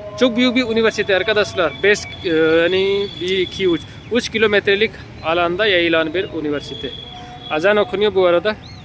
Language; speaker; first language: Turkish; non-native, fluent; Hindi